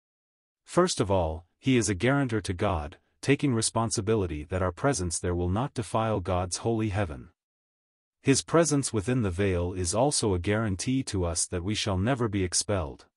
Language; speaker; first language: English; native; English